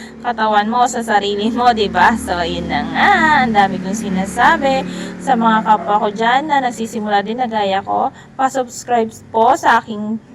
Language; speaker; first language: Filipino; native; Filipino